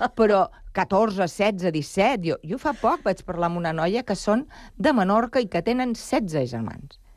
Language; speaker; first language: Catalan; non-native, local second language; Spanish